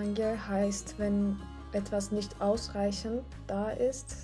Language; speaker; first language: German; non-native, fluent; Turkish